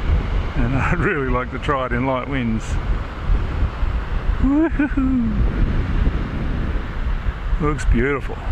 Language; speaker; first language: English; native; English